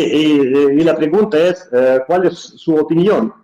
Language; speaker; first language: Spanish; non-native, fluent; Russian